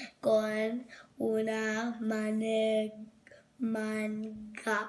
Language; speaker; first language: Spanish; non-native, learner; English